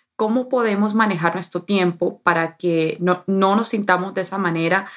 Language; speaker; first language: Spanish; early bilingual, heritage; Spanish